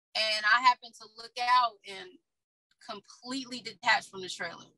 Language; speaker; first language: English; native; English